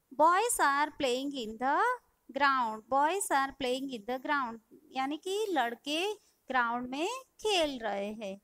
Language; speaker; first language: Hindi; non-native, local second language; Gujarati